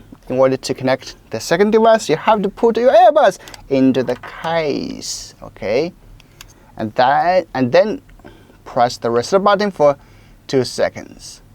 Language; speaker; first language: English; non-native, local second language; Chinese